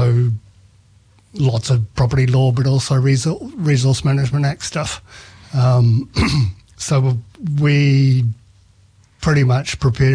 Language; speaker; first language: English; native; English